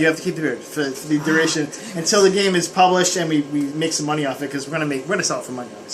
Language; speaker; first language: English; native; English